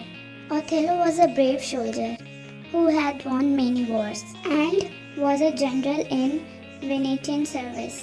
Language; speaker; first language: English; non-native, local second language; Hindi